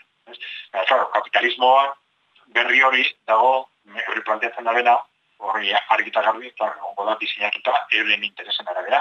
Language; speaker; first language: Basque; native; Basque